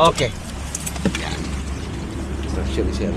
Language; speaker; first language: English; non-native, learner; Filipino